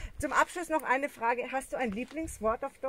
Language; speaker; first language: German; native; German